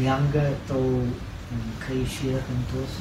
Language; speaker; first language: Chinese; non-native, fluent; Czech